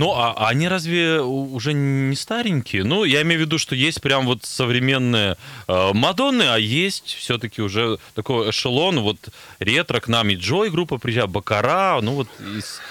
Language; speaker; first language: Russian; native; Russian